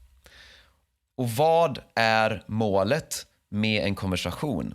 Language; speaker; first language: Swedish; native; Swedish